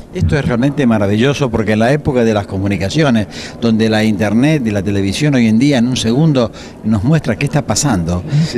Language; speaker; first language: Spanish; native; Spanish